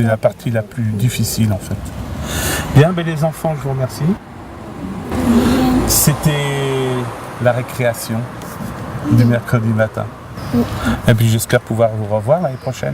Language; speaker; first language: French; native; French